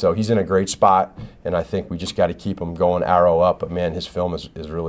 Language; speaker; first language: English; native; English